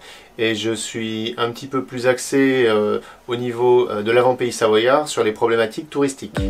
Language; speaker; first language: French; native; French